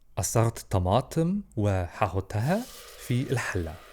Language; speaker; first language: Egyptian Arabic; non-native, learner; German